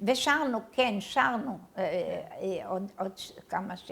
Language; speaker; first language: Hebrew; early bilingual, other home language; Arabic